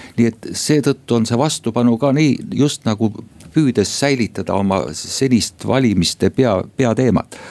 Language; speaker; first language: Estonian; native; Estonian